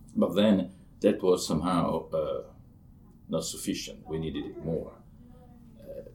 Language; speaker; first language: English; non-native, fluent; Italian